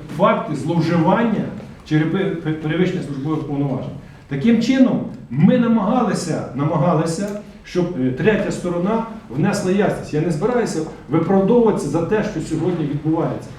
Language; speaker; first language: Ukrainian; native; Ukrainian